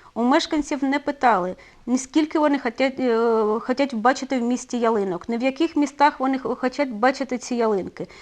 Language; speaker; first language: Ukrainian; non-native, local second language; Russian